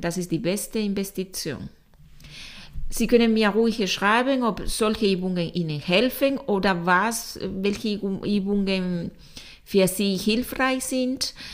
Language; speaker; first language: German; non-native, fluent; Spanish